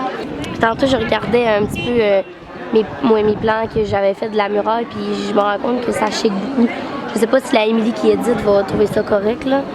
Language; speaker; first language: French; native; French